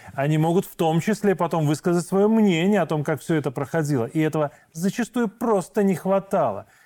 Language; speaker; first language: Russian; native; Russian